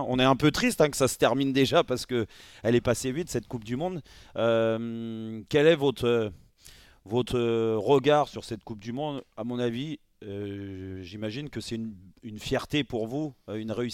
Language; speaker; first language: French; native; French